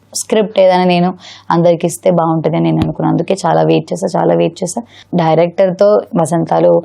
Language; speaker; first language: Telugu; non-native, learner; Malayalam